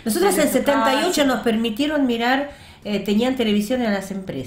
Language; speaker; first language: Spanish; early bilingual, heritage; Russian